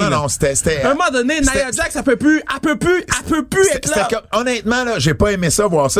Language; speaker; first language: French; native; French